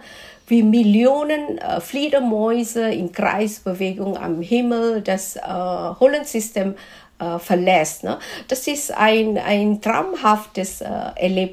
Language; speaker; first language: German; non-native, fluent; Malay